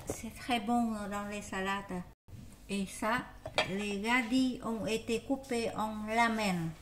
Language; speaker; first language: French; non-native, learner; Vietnamese